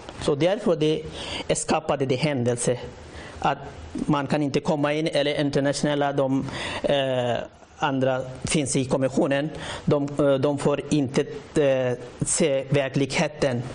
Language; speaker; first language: Swedish; non-native, learner; Rohingya